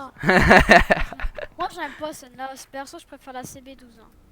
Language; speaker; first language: French; native; French